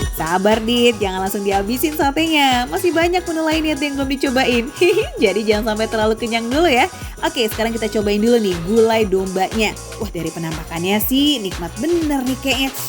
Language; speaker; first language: Indonesian; native; Indonesian